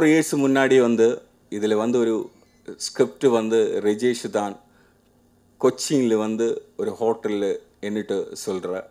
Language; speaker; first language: Tamil; non-native, learner; Malayalam